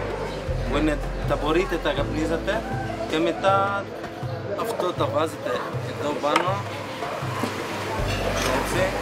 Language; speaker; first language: Greek; non-native, learner; Arabic